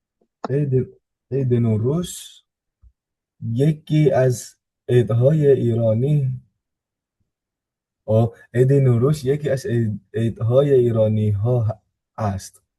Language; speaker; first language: Persian; non-native, learner; Indonesian